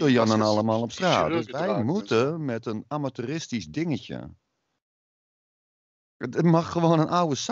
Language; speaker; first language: Dutch; native; Dutch